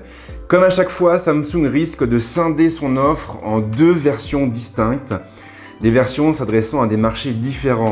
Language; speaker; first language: French; native; French